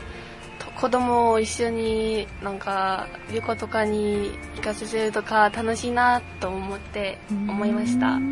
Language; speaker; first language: Japanese; non-native, fluent; Mongolian